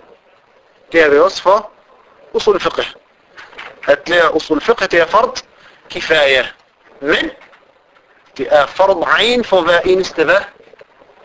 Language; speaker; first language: Danish; non-native, fluent; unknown